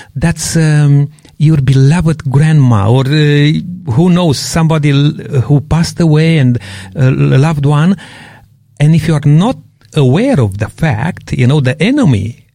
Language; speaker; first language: English; non-native, fluent; Romanian